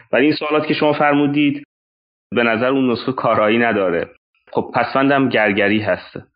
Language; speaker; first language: Persian; non-native, local second language; Azerbaijani